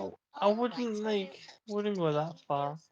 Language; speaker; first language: English; native; English